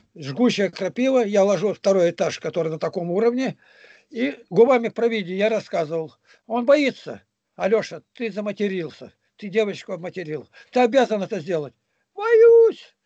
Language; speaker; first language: Russian; native; Russian